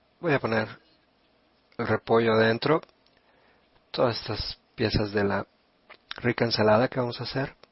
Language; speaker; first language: Spanish; non-native, fluent; Italian